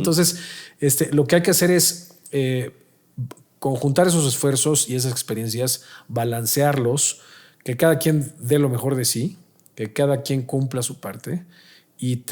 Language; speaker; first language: Spanish; native; Spanish